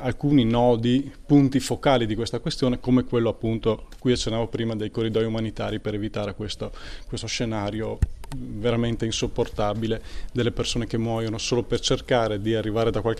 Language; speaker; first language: Italian; native; Italian